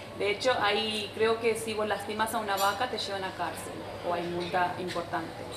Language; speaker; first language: Spanish; non-native, fluent; Hindi